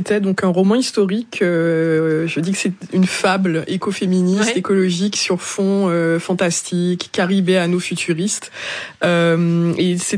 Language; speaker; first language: French; native; French